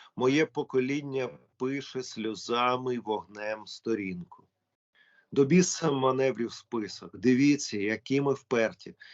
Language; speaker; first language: Ukrainian; non-native, local second language; Russian